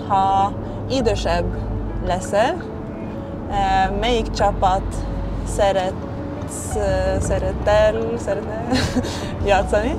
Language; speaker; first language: Hungarian; non-native, learner; Norwegian